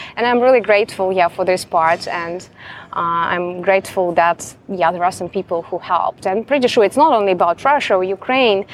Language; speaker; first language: English; non-native, fluent; Russian